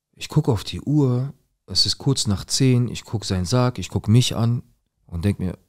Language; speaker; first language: German; native; German